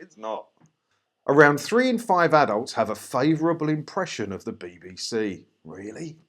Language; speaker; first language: English; native; English